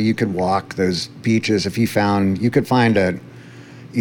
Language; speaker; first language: English; native; English